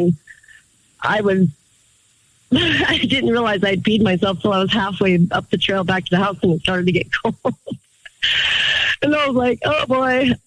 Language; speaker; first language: English; native; English